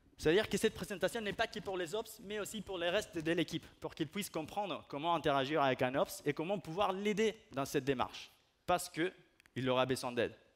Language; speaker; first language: French; non-native, fluent; Spanish